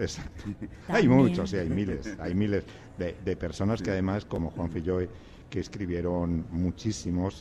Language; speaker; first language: Spanish; native; Spanish